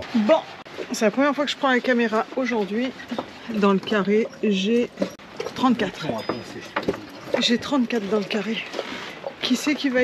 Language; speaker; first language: French; native; French